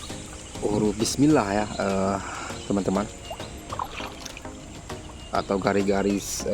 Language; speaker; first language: Indonesian; non-native, local second language; Achinese